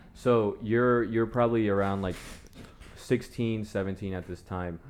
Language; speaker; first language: English; early bilingual, other home language; Spanish